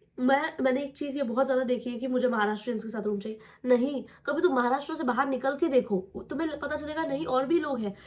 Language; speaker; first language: Hindi; non-native, local second language; Marathi